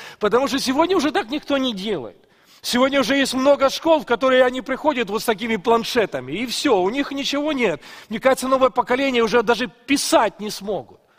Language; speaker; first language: Russian; native; Russian